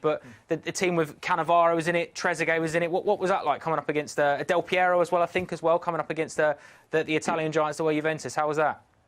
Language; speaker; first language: English; native; English